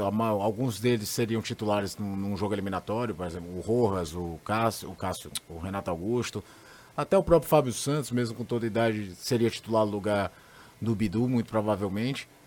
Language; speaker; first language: Portuguese; native; Portuguese